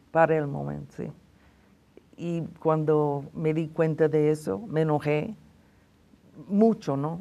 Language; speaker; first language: Spanish; non-native, fluent; English